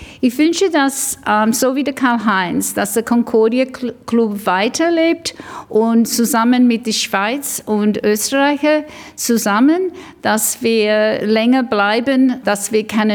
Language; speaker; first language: German; early bilingual, heritage; English